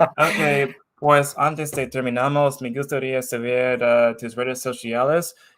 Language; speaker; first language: Spanish; non-native, fluent; English